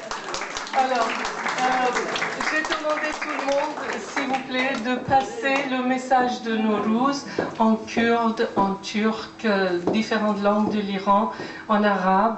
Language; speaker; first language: French; non-native, fluent; Persian